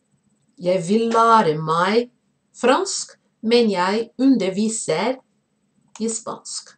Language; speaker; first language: Norwegian; non-native, fluent; Portuguese